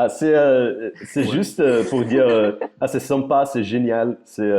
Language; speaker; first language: French; non-native, fluent; Portuguese